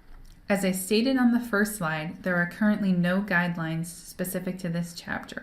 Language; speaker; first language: English; native; English